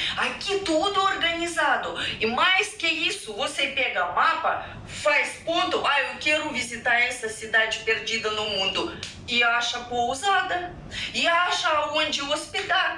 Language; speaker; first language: Portuguese; non-native, fluent; Russian